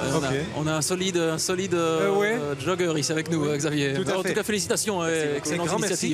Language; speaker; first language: French; native; French